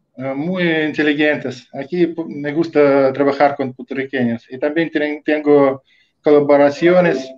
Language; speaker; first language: Spanish; non-native, fluent; Russian